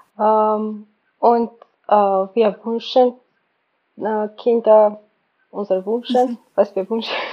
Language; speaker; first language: German; non-native, learner; Georgian